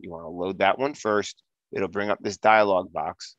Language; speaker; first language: English; native; English